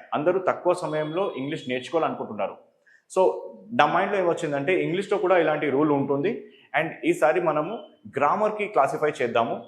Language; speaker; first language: Telugu; native; Telugu